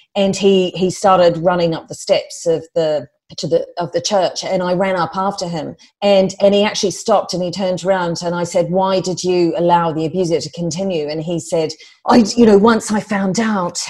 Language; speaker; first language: English; native; English